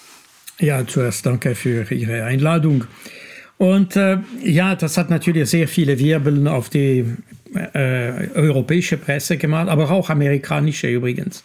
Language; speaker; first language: German; non-native, local second language; French